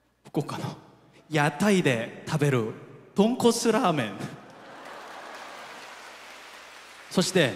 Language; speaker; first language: Japanese; non-native, fluent; Korean